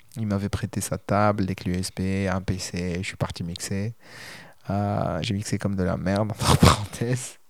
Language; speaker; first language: French; non-native, local second language; Arabic